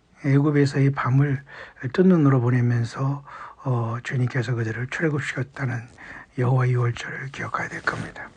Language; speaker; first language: Korean; native; Korean